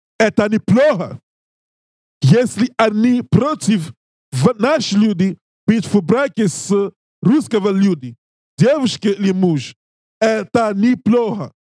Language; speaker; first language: Russian; non-native, learner; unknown